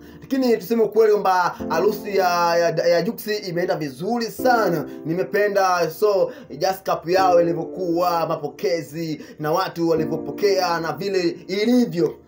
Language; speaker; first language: Swahili; native; Swahili